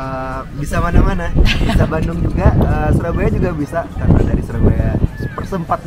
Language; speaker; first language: Indonesian; native; Indonesian